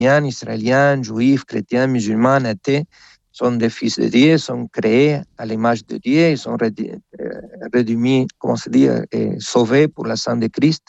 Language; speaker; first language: French; non-native, fluent; Spanish